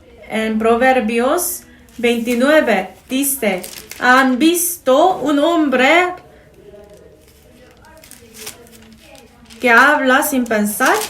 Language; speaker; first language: Spanish; non-native, fluent; Korean